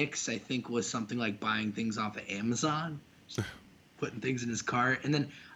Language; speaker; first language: English; native; English